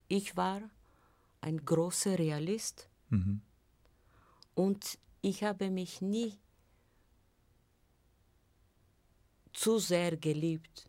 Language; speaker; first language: German; non-native, fluent; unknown